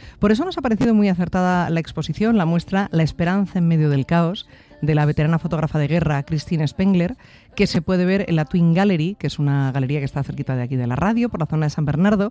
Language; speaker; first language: Spanish; native; Spanish